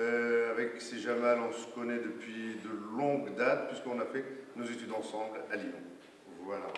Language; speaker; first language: French; non-native, local second language; Arabic